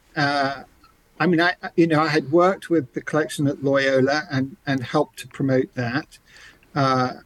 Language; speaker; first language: English; native; English